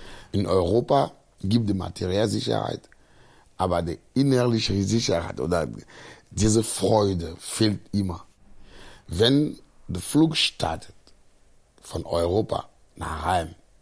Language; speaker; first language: German; non-native, fluent; Ewe